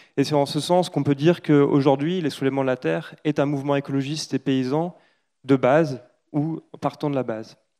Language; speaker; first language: French; native; French